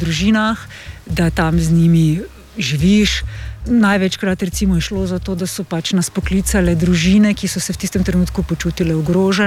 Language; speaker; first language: Slovenian; native; Slovenian